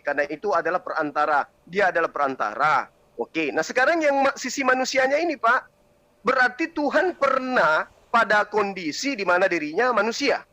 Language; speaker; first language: Indonesian; native; Indonesian